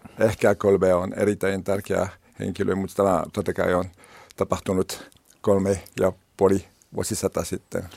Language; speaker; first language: Finnish; non-native, learner; French